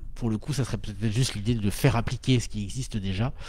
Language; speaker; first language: French; native; French